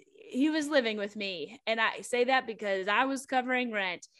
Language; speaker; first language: English; native; English